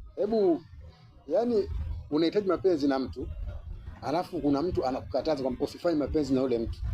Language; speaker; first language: Swahili; native; Swahili